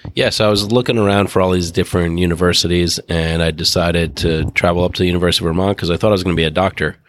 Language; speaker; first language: English; native; English